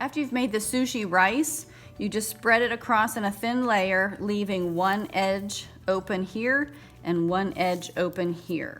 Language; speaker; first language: English; native; English